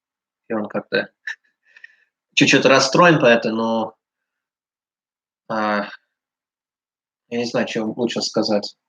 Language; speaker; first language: Russian; early bilingual, heritage; English